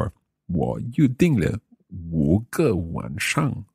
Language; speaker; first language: Chinese; non-native, learner; English